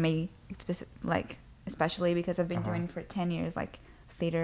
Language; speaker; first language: English; non-native, fluent; Portuguese